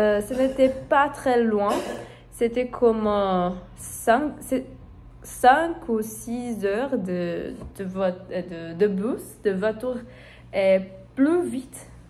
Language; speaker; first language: French; non-native, learner; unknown